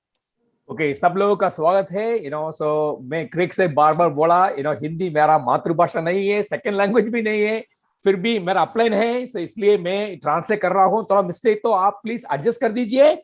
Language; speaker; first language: Hindi; non-native, fluent; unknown